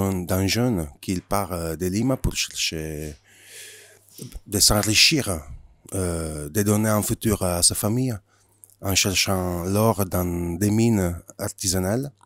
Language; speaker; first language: French; non-native, fluent; Italian